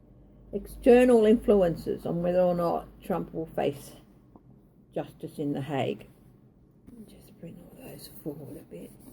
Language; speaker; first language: English; native; English